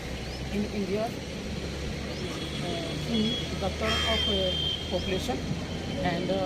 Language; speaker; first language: English; non-native, learner; Hindi